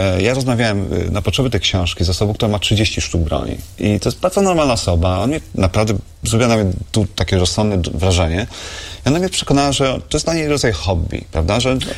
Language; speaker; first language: Polish; native; Polish